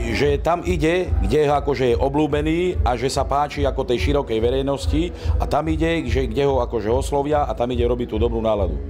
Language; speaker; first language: Slovak; non-native, local second language; Romany